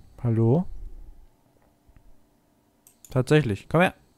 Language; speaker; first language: German; native; German